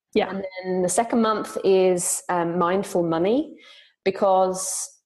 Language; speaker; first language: English; native; English